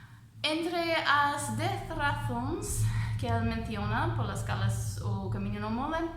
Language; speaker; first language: Portuguese; non-native, fluent; English